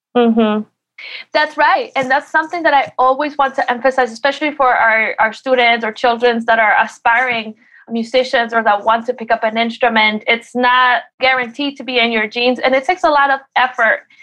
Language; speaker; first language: English; early bilingual, other home language; Spanish